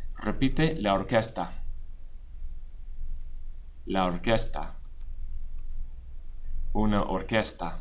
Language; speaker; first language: Spanish; non-native, fluent; English